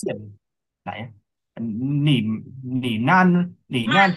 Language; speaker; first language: Chinese; non-native, learner; Vietnamese